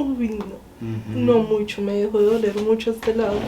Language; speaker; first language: Spanish; native; Spanish